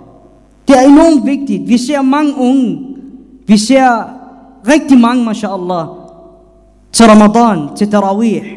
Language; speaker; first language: Danish; non-native, fluent; Arabic